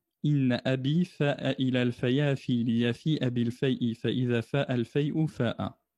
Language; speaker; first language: Arabic; non-native, fluent; French